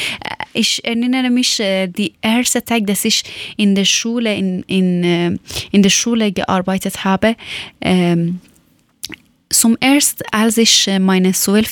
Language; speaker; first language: German; non-native, learner; Persian